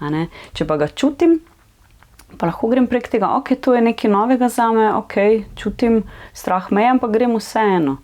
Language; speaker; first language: Slovenian; native; Slovenian